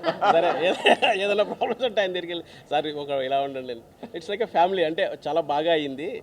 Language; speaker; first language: Telugu; native; Telugu